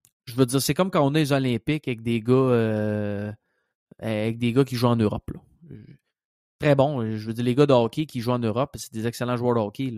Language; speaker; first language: French; native; French